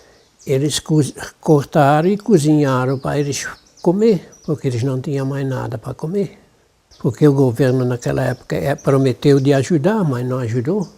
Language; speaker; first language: Portuguese; non-native, local second language; German